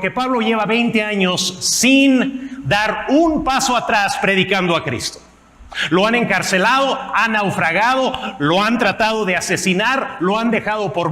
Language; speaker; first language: Spanish; non-native, fluent; English